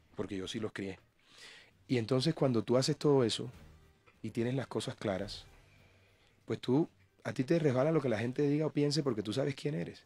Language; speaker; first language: Spanish; native; Spanish